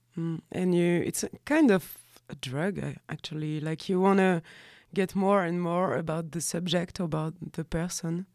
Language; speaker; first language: English; non-native, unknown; French